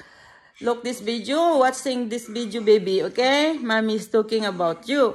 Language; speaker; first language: English; non-native, learner; Filipino